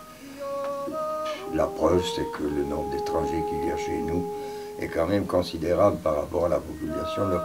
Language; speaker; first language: French; native; French